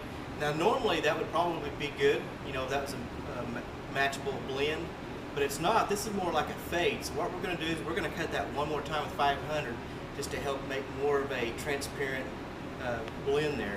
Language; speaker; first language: English; native; English